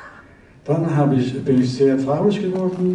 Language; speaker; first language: German; early bilingual, heritage; Italian